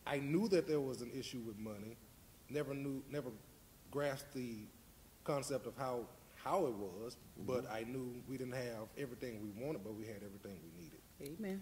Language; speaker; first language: English; native; English